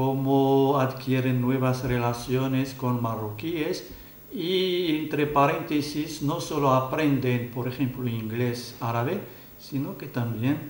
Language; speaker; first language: Spanish; non-native, fluent; Arabic